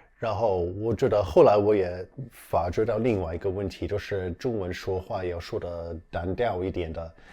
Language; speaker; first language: Chinese; non-native, fluent; English